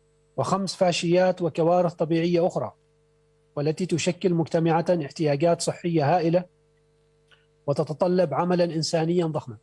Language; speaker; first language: Arabic; native; Arabic